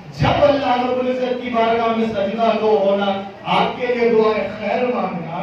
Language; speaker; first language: Urdu; native; Urdu